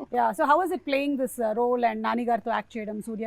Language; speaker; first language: Telugu; native; Telugu